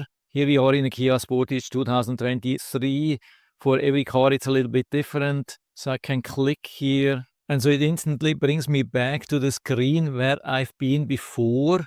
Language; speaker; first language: English; non-native, fluent; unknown